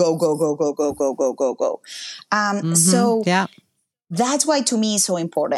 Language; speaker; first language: English; non-native, fluent; Spanish